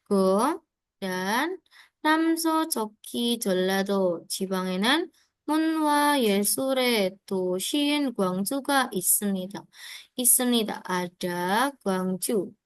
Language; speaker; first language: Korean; non-native, fluent; Indonesian